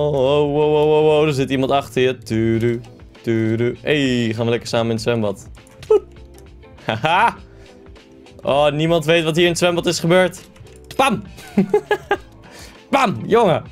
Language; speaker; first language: Dutch; native; Dutch